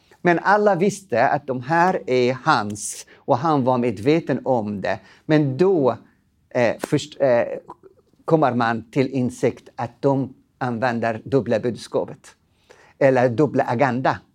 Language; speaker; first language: Swedish; non-native, fluent; Arabic